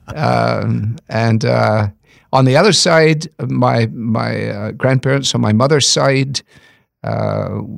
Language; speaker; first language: English; native; English